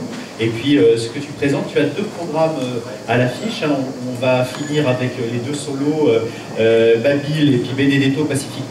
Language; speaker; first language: French; native; French